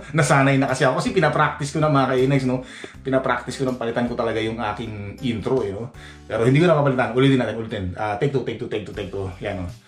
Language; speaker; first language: Filipino; native; Filipino